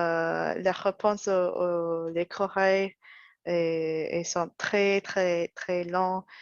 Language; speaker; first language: French; non-native, learner; English